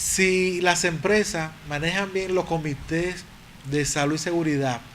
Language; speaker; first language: Spanish; native; Spanish